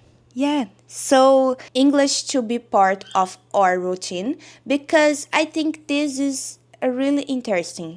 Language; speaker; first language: English; non-native, learner; Portuguese